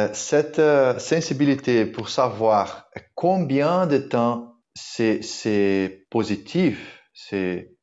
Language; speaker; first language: French; non-native, fluent; Portuguese